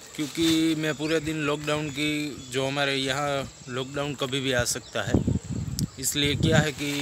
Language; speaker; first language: Hindi; non-native, local second language; Gujarati